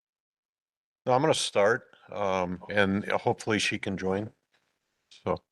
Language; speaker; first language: English; native; English